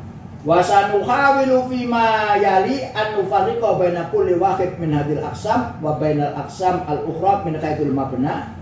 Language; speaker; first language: Arabic; non-native, fluent; Javanese